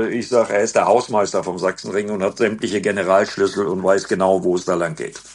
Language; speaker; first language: German; native; German